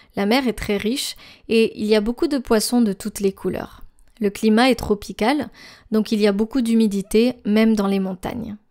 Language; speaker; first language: French; native; French